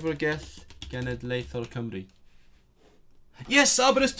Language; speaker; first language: Welsh; non-native, learner; Cantonese